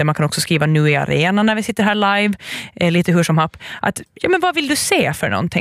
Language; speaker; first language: Swedish; native; Swedish